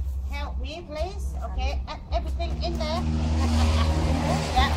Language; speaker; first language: English; non-native, learner; Thai